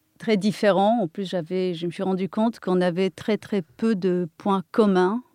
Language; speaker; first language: French; non-native, fluent; Polish